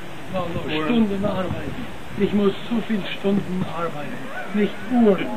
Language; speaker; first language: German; non-native, learner; English